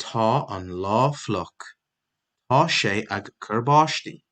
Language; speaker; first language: Irish; non-native, local second language; English